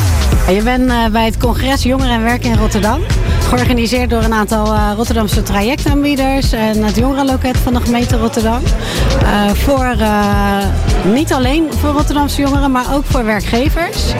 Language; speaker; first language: Dutch; native; Dutch